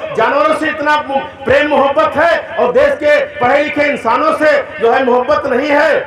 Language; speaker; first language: Hindi; native; Hindi